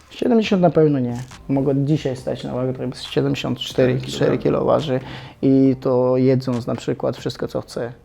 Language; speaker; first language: Polish; non-native, fluent; Chechen